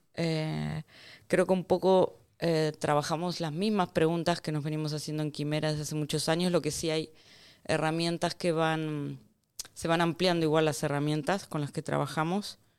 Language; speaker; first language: Spanish; native; Spanish